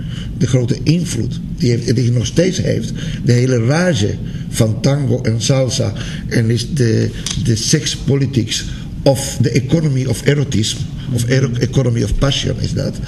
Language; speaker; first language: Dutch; non-native, fluent; Spanish